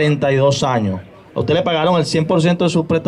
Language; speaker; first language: Spanish; native; Spanish